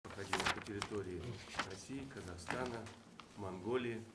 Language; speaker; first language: Russian; non-native, fluent; Mongolian